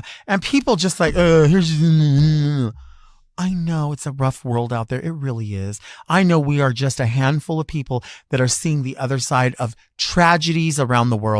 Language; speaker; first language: English; native; English